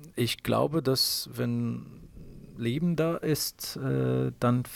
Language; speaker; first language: German; non-native, fluent; Italian